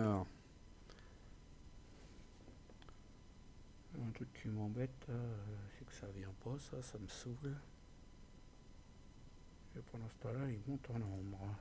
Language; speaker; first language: French; native; French